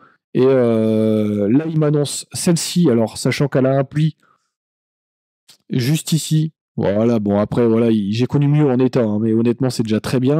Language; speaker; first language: French; native; French